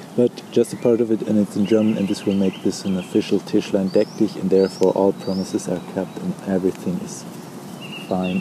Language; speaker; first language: English; non-native, fluent; German